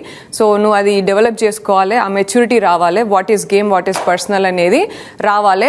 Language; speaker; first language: Telugu; native; Telugu